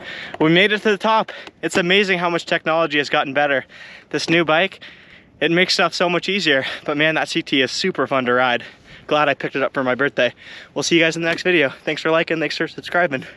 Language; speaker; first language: English; native; English